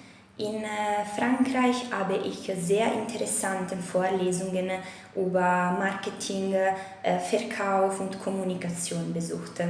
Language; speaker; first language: German; non-native, fluent; Italian